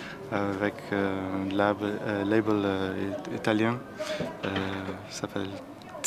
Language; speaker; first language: French; non-native, learner; English